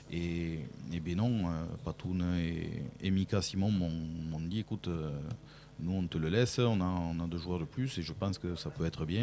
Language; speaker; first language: French; native; French